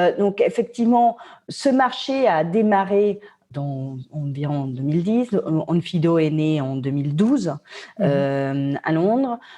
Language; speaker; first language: French; non-native, fluent; Spanish